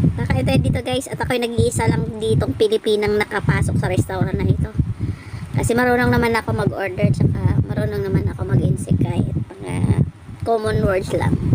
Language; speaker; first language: Filipino; native; Filipino